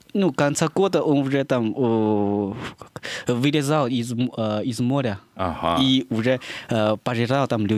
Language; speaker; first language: Russian; non-native, learner; Chinese